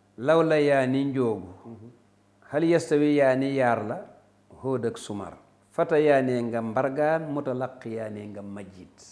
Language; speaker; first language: Wolof; native; Wolof